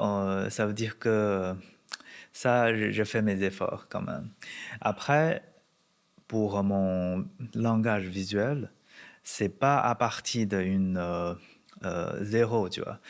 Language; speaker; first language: French; non-native, learner; Chinese